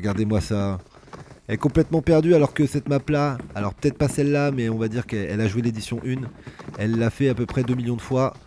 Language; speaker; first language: French; native; French